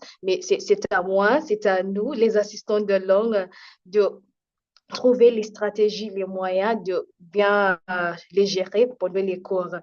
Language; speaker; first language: French; non-native, fluent; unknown